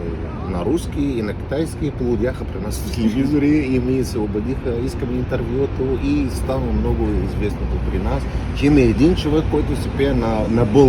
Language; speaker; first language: Bulgarian; non-native, learner; Arabic